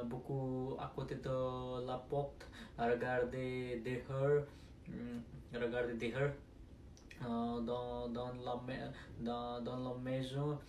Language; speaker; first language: French; non-native, learner; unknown